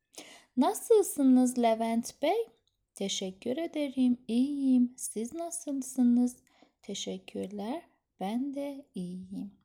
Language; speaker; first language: Turkish; non-native, fluent; Persian